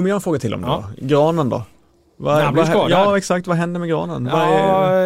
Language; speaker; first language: Swedish; native; Swedish